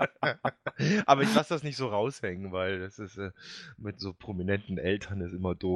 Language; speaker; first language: German; native; German